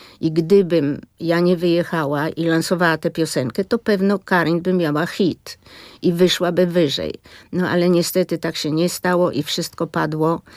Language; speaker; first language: Polish; native; Polish